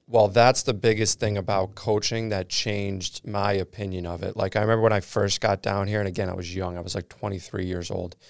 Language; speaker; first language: English; native; English